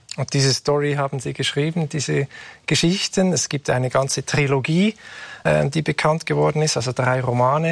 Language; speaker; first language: German; native; German